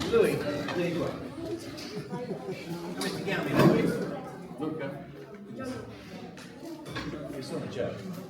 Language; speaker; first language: Italian; non-native, learner; English